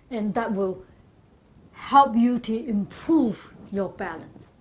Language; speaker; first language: English; non-native, learner; Chinese